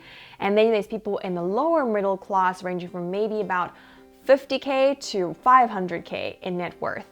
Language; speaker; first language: English; early bilingual, other home language; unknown